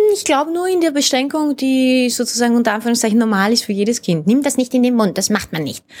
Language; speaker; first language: German; early bilingual, other home language; Hungarian